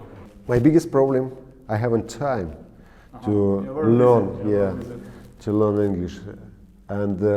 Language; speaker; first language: English; non-native, learner; Russian